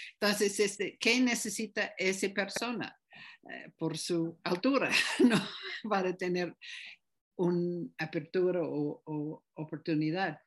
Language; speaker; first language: Spanish; non-native, fluent; English